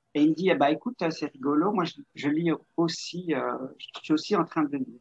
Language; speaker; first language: French; native; French